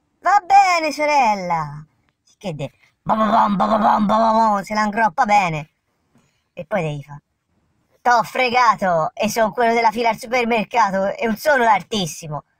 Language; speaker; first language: Italian; native; Italian